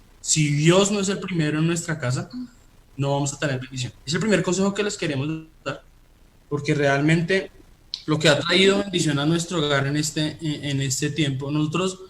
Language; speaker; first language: Spanish; native; Spanish